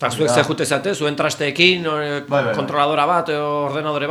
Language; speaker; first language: Basque; native; Basque